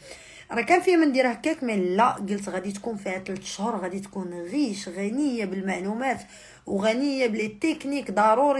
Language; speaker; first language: Arabic; native; Arabic